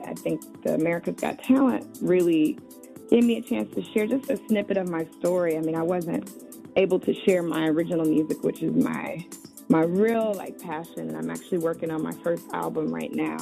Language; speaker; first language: English; native; English